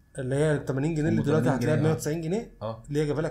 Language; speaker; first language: Arabic; native; Arabic